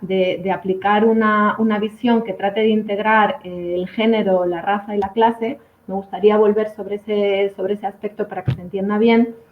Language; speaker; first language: Spanish; native; Spanish